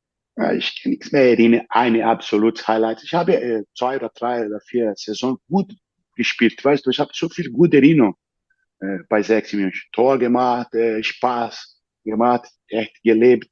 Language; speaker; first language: German; non-native, learner; Portuguese